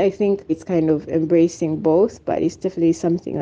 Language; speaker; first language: English; non-native, local second language; Ganda